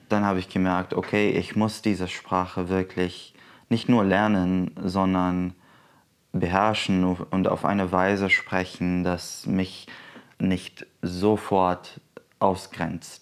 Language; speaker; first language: German; non-native, fluent; Arabic